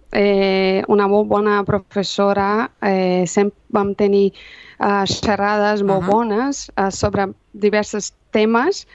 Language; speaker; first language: Catalan; non-native, fluent; Portuguese